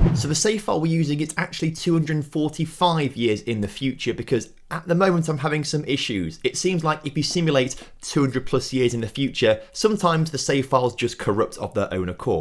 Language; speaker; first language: English; native; English